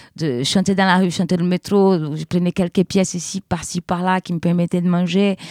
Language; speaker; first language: French; non-native, fluent; Portuguese